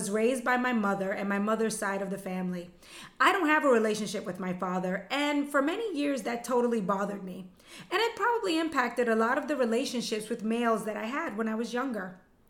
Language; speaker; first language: English; early bilingual, other home language; Spanish